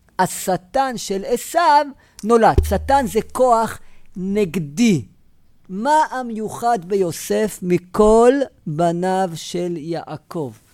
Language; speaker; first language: Hebrew; native; Hebrew